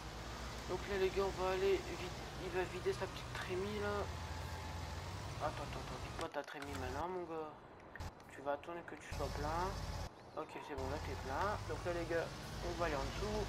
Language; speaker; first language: French; native; French